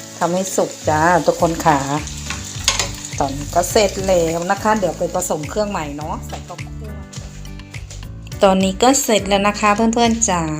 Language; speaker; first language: Thai; non-native, local second language; Northeastern Thai